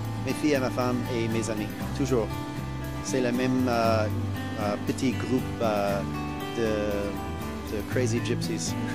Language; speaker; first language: French; non-native, learner; English